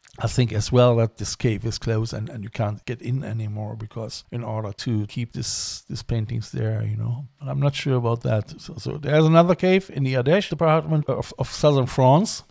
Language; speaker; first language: English; non-native, fluent; German